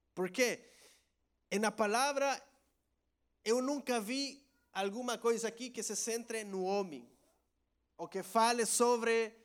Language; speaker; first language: Portuguese; non-native, learner; Spanish